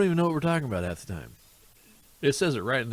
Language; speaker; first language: English; native; English